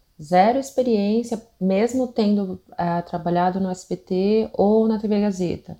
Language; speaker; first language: Portuguese; native; Portuguese